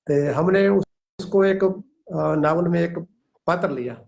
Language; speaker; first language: Hindi; non-native, local second language; Punjabi